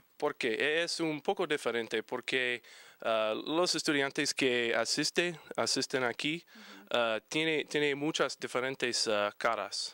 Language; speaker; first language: Spanish; non-native, learner; English